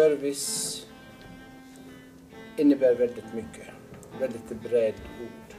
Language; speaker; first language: Swedish; non-native, fluent; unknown